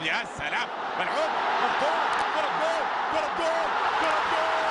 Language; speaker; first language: Arabic; native; Arabic